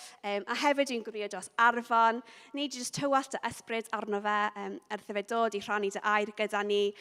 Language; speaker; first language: Welsh; non-native, local second language; English